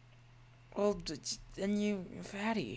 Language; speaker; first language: English; native; English